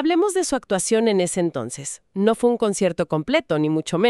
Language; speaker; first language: Spanish; native; Spanish